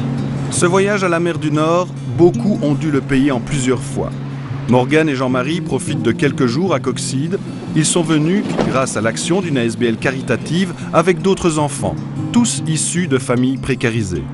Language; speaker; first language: French; native; French